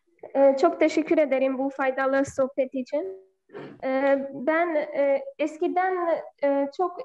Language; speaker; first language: Turkish; non-native, fluent; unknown